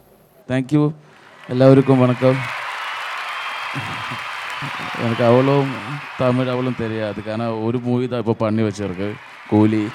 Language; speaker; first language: Tamil; non-native, learner; Malayalam